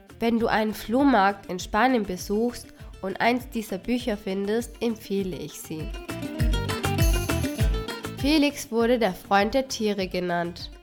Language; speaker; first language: German; non-native, fluent; Spanish